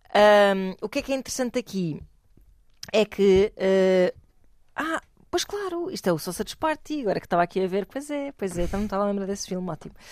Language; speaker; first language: Portuguese; native; Portuguese